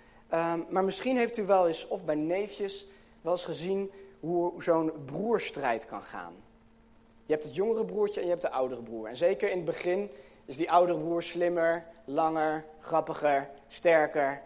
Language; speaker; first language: Dutch; native; Dutch